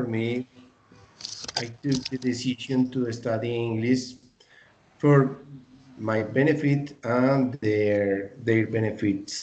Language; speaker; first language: English; non-native, learner; Spanish